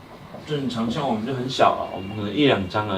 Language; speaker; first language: Chinese; native; Chinese